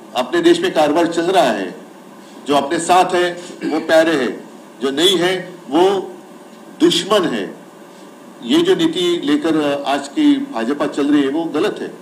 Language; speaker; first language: Hindi; non-native, local second language; Marathi